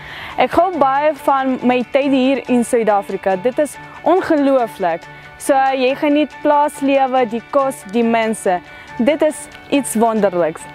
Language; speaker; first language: Afrikaans; non-native, fluent; Russian